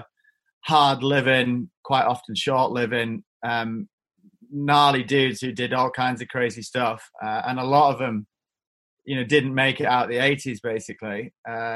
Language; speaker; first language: English; native; English